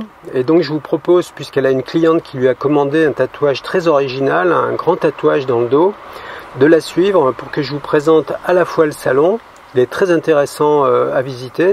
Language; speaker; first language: French; native; French